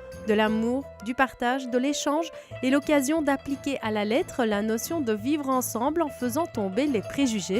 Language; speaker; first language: French; native; French